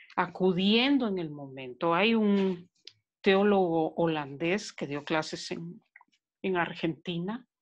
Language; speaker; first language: Spanish; native; Spanish